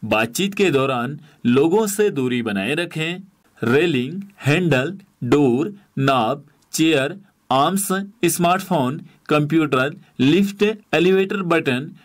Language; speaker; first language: Hindi; native; Hindi